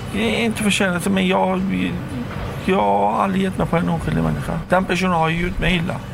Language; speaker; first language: Swedish; early bilingual, other home language; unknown